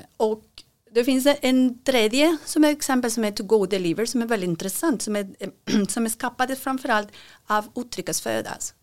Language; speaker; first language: Swedish; non-native, fluent; Spanish